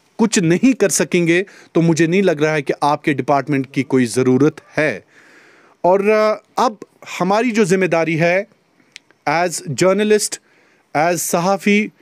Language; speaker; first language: Hindi; non-native, local second language; Kashmiri